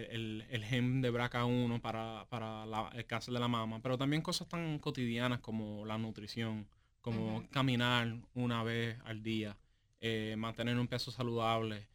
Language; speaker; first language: Spanish; native; Spanish